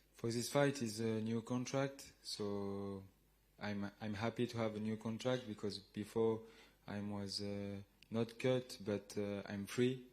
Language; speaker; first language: English; non-native, learner; French